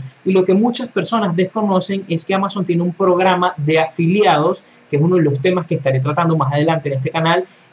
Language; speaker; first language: Spanish; native; Spanish